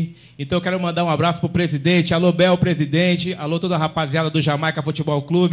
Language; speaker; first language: Portuguese; native; Portuguese